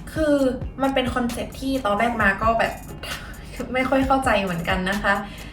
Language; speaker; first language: Thai; native; Thai